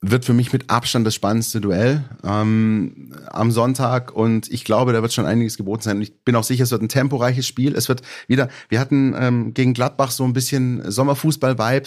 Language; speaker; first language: German; native; German